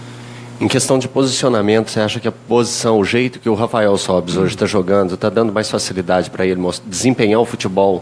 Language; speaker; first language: Portuguese; native; Portuguese